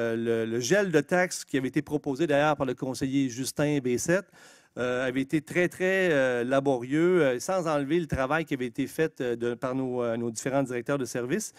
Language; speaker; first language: French; native; French